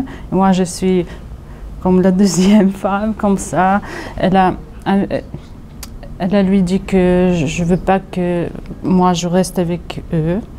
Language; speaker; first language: French; non-native, fluent; Russian